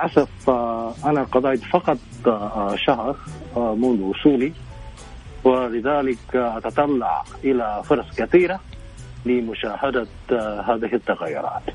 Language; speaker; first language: Arabic; non-native, fluent; Japanese